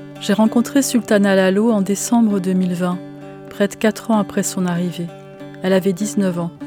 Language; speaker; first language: French; native; French